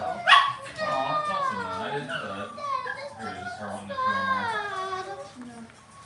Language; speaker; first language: English; native; English